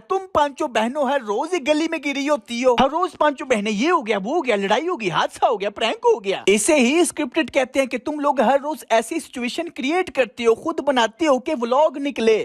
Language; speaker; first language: Urdu; non-native, local second language; Punjabi